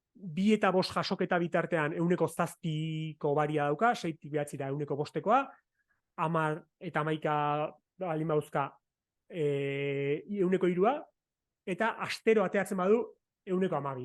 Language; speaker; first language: Basque; native; Basque